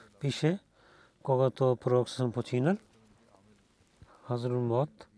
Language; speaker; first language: Bulgarian; non-native, learner; Urdu